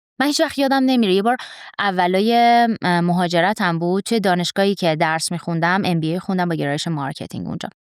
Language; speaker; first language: Persian; native; Persian